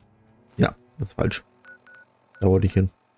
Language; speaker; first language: German; native; German